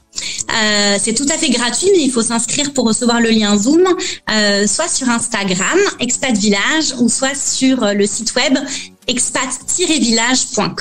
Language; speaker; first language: French; native; French